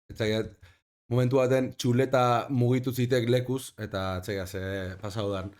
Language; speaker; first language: Basque; native; Basque